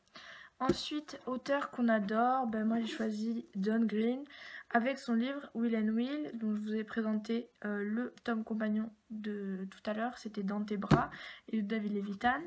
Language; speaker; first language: French; native; French